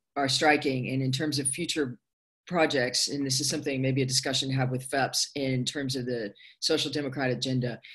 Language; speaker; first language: English; native; English